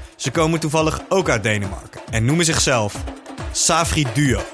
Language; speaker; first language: Dutch; native; Dutch